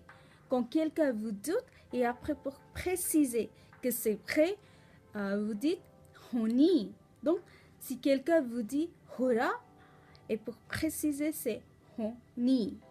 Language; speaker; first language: French; non-native, learner; Nepali